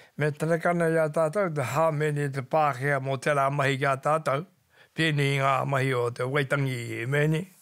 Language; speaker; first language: Māori; native; Māori